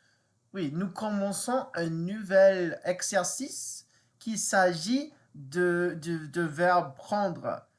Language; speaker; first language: French; non-native, learner; English